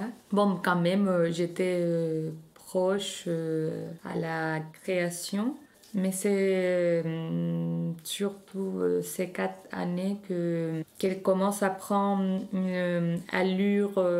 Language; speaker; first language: French; non-native, fluent; Spanish